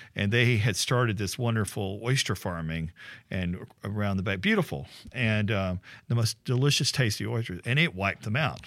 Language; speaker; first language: English; native; English